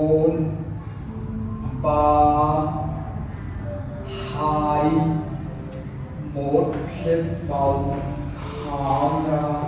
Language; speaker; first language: Vietnamese; non-native, learner; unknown